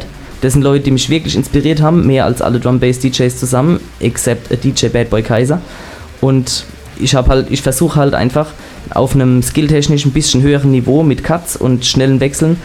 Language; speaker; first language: German; native; German